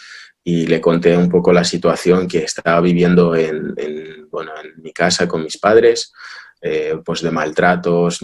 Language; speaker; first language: Spanish; early bilingual, other home language; Russian